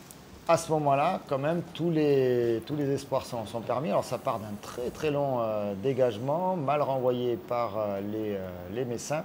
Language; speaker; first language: French; native; French